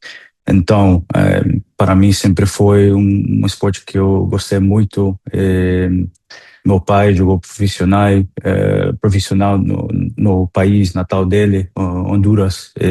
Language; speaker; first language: Portuguese; non-native, fluent; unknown